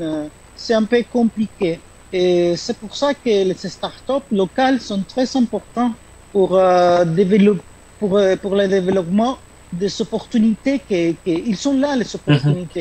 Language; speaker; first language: French; non-native, fluent; Spanish